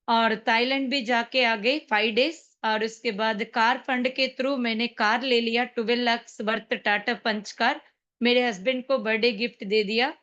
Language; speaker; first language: Hindi; non-native, local second language; Telugu